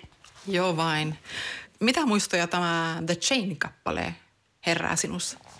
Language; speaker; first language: Finnish; early bilingual, heritage; Finnish